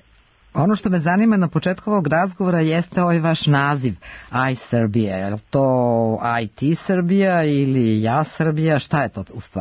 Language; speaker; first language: Serbian; native; Serbian